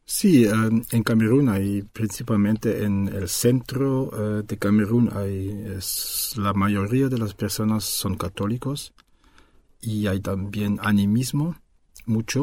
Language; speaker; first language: Spanish; non-native, fluent; French